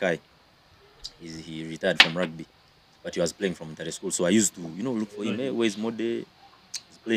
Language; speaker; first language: English; non-native, local second language; Nyankole